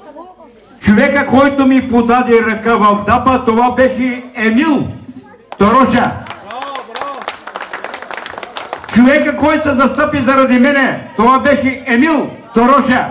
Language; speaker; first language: Bulgarian; non-native, local second language; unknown